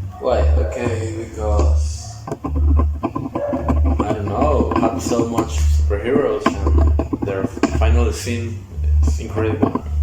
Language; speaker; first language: English; non-native, learner; Spanish